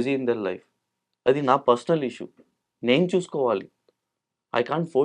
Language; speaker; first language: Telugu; non-native, local second language; Urdu